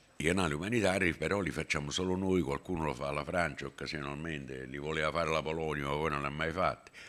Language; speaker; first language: Italian; native; Italian